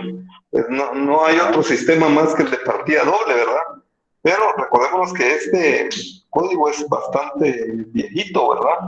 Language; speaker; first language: Spanish; native; Spanish